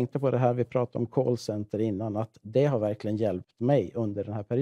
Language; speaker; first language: Swedish; native; Swedish